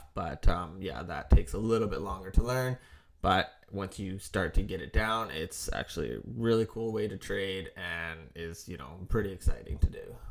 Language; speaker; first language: English; native; English